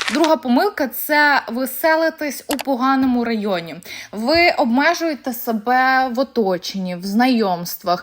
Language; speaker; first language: Ukrainian; non-native, local second language; Russian